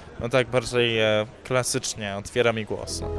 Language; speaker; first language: Polish; early bilingual, heritage; English